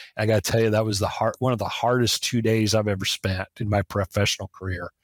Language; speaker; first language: English; native; English